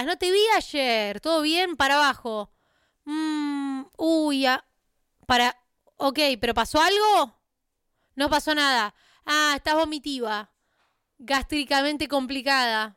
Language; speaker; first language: Spanish; native; Spanish